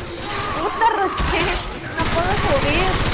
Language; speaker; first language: Spanish; native; Spanish